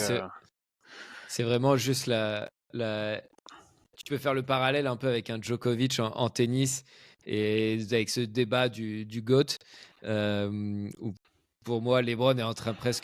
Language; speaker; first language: French; native; French